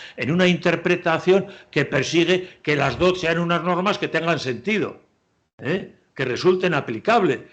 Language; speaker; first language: Spanish; native; Spanish